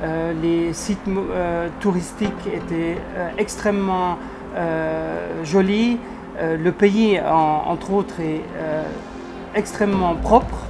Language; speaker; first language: French; non-native, local second language; Luxembourgish